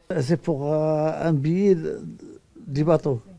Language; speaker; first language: French; non-native, local second language; Arabic